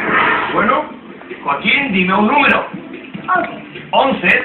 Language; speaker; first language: Spanish; native; Spanish